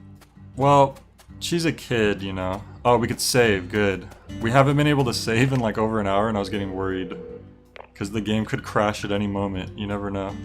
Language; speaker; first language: English; native; English